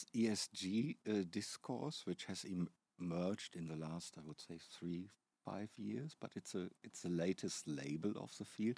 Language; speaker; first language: English; non-native, fluent; German